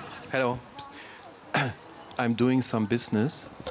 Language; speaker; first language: English; non-native, fluent; German